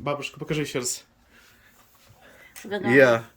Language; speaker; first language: Russian; native; Russian